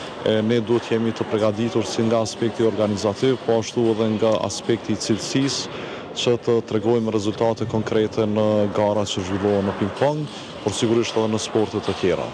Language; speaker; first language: Albanian; native; Albanian